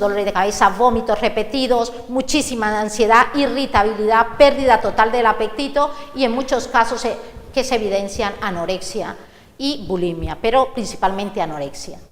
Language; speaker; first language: Spanish; native; Spanish